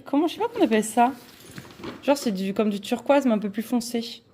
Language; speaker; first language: French; native; French